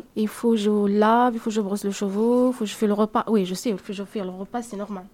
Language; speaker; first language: French; non-native, learner; Arabic